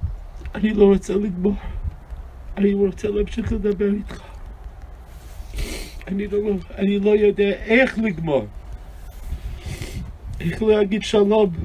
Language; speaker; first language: Hebrew; non-native, fluent; English